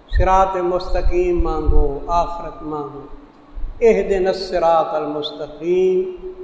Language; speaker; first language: Urdu; non-native, local second language; Saraiki